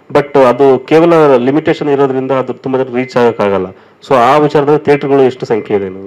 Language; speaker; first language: Kannada; native; Kannada